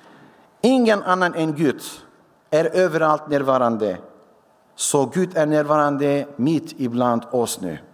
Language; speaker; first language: Swedish; non-native, fluent; Syriac